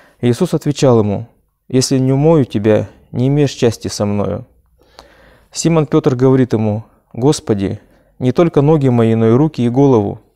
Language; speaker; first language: Russian; native; Russian